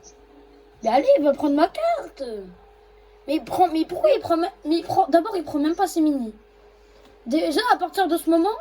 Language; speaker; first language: French; native; French